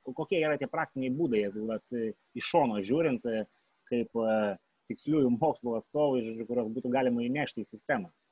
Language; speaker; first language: Lithuanian; native; Lithuanian